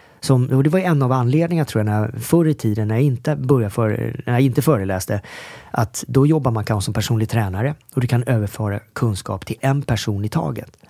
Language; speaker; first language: Swedish; early bilingual, other home language; Korean